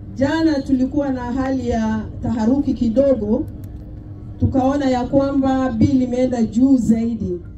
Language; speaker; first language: Swahili; non-native, local second language; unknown